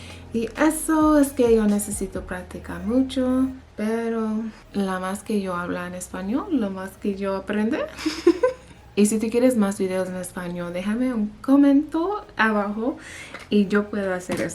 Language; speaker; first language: Spanish; early bilingual, heritage; English